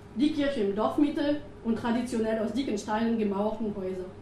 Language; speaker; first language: German; non-native, fluent; French